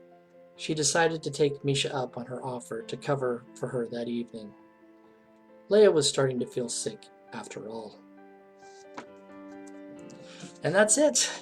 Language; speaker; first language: English; native; English